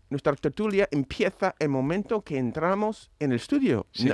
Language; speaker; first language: Spanish; non-native, fluent; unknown